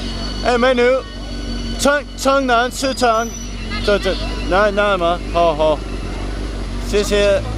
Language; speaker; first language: Chinese; non-native, learner; English